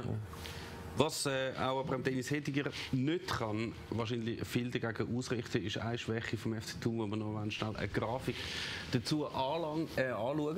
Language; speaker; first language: German; native; German